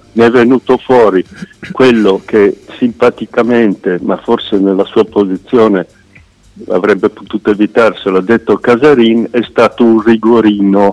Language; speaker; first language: Italian; native; Italian